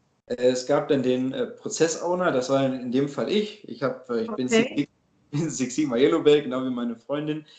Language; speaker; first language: German; native; German